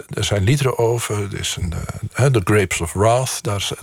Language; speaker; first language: Dutch; native; Dutch